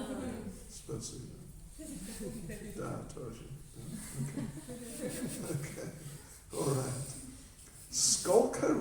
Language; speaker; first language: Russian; non-native, learner; English